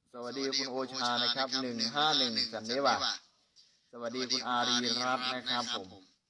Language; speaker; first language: Thai; native; Thai